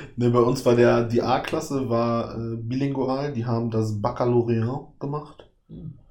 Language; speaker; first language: German; native; German